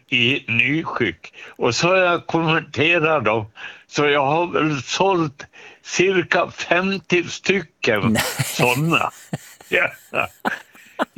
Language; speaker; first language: Swedish; native; Swedish